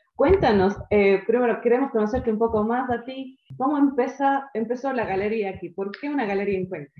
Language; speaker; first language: Spanish; native; Spanish